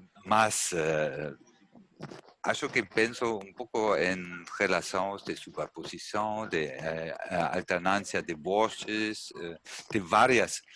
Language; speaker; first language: Portuguese; non-native, learner; German